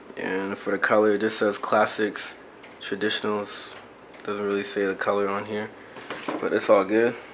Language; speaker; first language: English; native; English